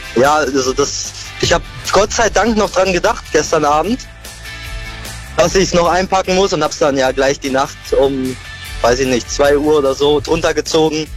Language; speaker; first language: German; native; German